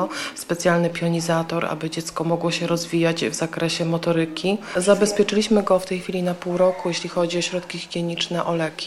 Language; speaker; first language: Polish; native; Polish